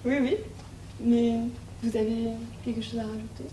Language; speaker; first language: French; native; French